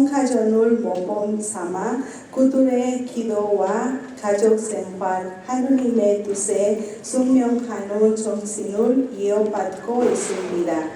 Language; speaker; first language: Korean; non-native, learner; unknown